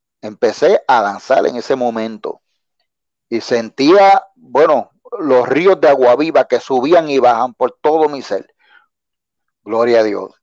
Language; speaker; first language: Spanish; native; Spanish